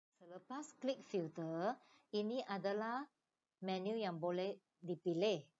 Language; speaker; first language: Malay; non-native, local second language; Chinese